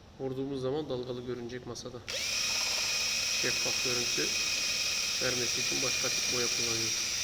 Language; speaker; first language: Turkish; native; Turkish